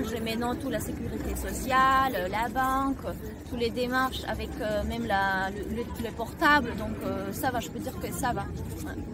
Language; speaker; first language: French; non-native, fluent; Spanish